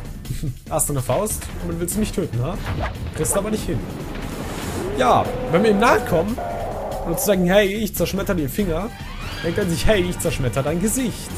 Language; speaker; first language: German; native; German